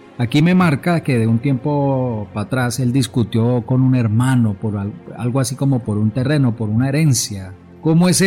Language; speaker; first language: Spanish; native; Spanish